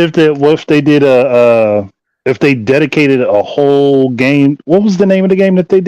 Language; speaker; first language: English; native; English